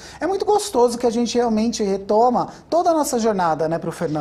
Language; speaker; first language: Portuguese; native; Portuguese